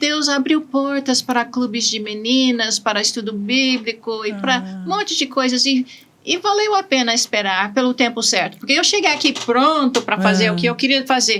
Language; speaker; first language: Portuguese; non-native, fluent; English